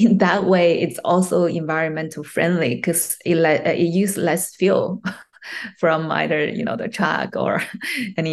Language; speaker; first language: English; non-native, fluent; Chinese